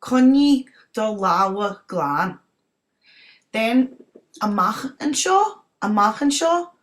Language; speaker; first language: Irish; non-native, local second language; English